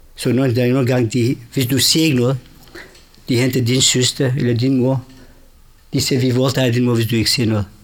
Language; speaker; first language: Danish; non-native, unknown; Kurdish